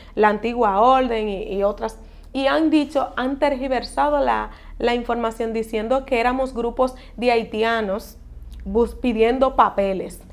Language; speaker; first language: Spanish; native; Spanish